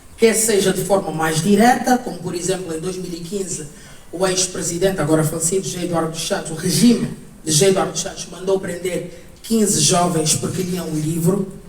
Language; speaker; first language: Portuguese; native; Portuguese